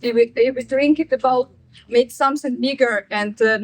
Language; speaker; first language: English; non-native, learner; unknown